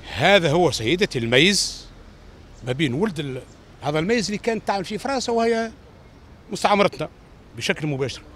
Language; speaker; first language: Arabic; native; Arabic